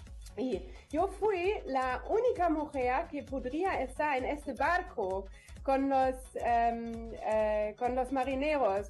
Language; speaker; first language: Spanish; non-native, learner; German